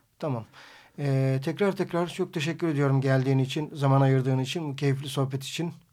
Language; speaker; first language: Turkish; native; Turkish